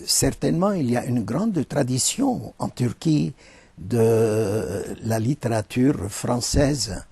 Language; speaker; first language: French; non-native, fluent; Turkish